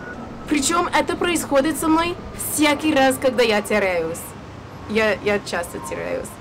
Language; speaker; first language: Russian; non-native, fluent; English